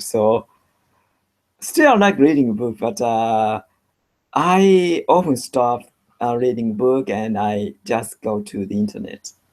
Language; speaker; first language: English; non-native, learner; Japanese